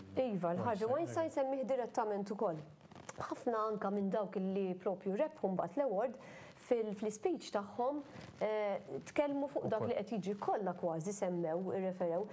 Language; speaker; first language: Maltese; native; Maltese